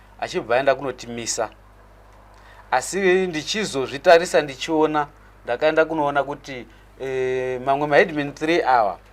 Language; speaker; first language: Shona; native; Shona